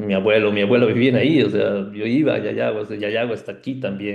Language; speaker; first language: Spanish; native; Spanish